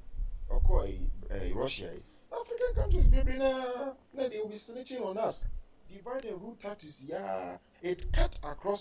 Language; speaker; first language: English; non-native, local second language; Akan